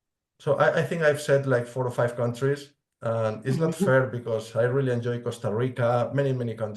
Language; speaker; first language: English; non-native, fluent; Spanish